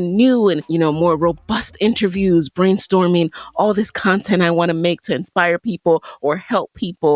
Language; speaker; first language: English; native; English